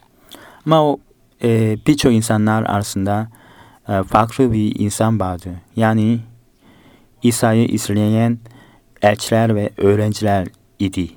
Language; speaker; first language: Turkish; non-native, fluent; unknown